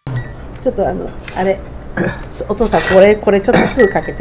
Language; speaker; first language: Japanese; native; Japanese